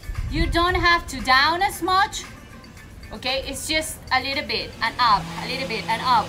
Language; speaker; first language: English; non-native, fluent; Spanish